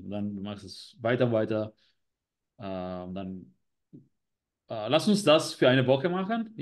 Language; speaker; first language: German; non-native, learner; Spanish